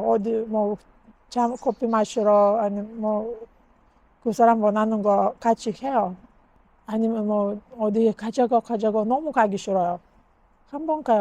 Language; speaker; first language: Korean; non-native, learner; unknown